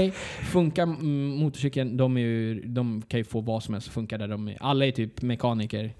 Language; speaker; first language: Swedish; early bilingual, other home language; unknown